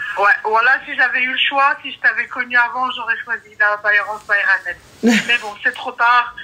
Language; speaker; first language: French; early bilingual, other home language; Arabic